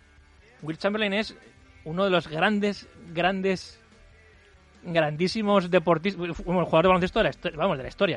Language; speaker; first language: Spanish; native; Spanish